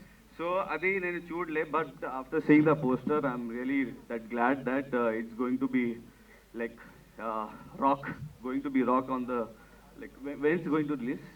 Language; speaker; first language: Telugu; non-native, local second language; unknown